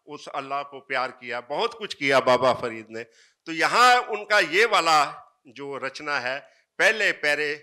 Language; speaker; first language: Hindi; native; Hindi